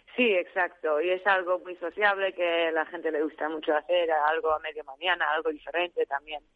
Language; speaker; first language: Spanish; early bilingual, heritage; Spanish